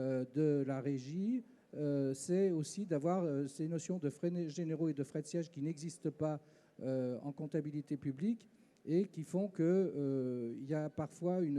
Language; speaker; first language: French; native; French